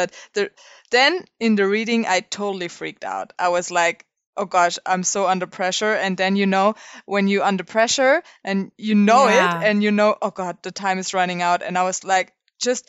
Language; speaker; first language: English; non-native, fluent; German